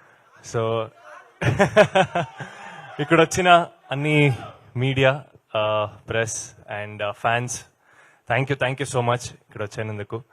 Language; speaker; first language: Telugu; non-native, learner; Kannada